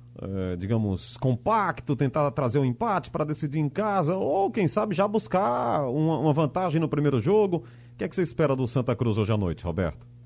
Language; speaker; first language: Portuguese; native; Portuguese